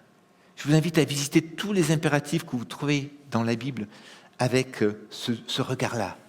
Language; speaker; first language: French; native; French